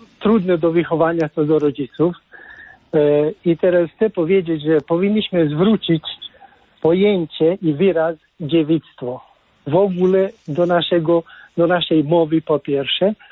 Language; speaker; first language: Polish; non-native, fluent; Hungarian